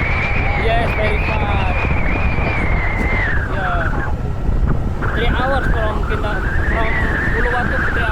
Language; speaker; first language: English; non-native, learner; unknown